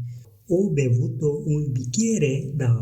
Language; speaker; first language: Italian; non-native, learner; Urdu